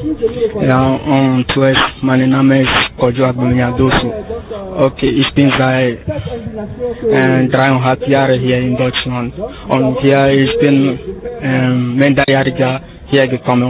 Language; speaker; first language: German; non-native, learner; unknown